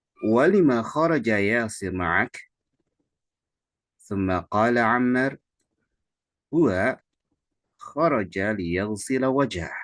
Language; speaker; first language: Arabic; non-native, fluent; Indonesian